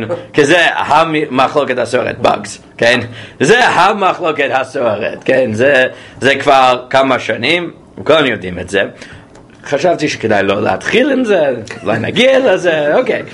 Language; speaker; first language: Hebrew; non-native, fluent; English